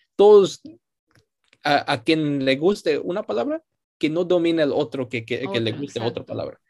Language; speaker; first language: Spanish; early bilingual, heritage; Spanish